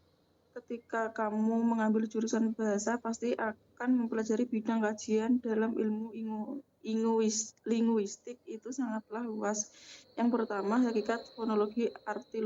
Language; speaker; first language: Indonesian; native; Indonesian